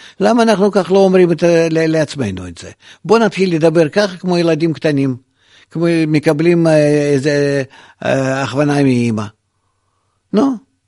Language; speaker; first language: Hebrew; non-native, fluent; Russian